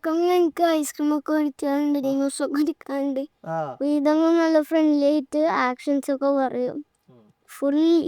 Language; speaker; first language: Malayalam; early bilingual, heritage; Malayalam